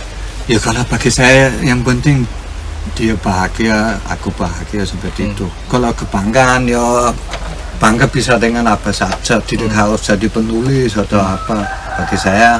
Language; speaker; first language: Indonesian; non-native, fluent; German